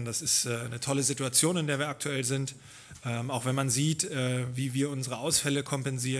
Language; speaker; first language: German; native; German